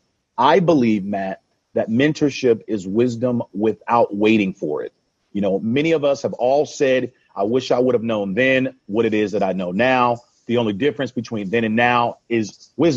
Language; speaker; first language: English; native; English